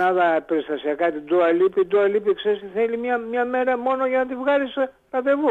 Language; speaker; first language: Greek; native; Greek